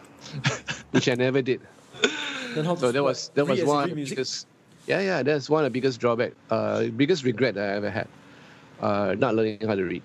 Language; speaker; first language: English; native; English